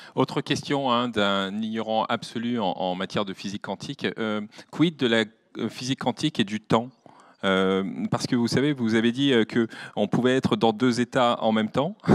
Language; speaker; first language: French; native; French